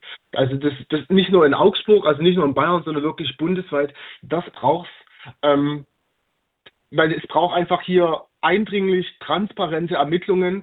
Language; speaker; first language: German; native; German